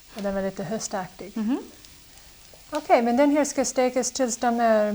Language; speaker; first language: Swedish; non-native, fluent; English